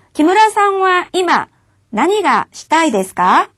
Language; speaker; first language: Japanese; non-native, fluent; Korean